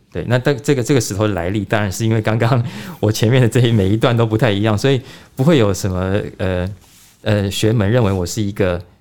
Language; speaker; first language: Chinese; native; Chinese